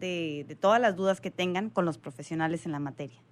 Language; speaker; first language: Spanish; native; Spanish